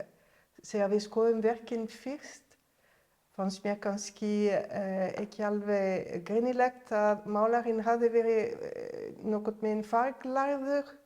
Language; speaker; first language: Icelandic; non-native, fluent; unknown